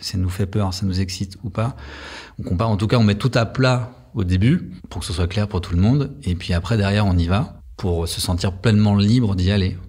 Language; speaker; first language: French; native; French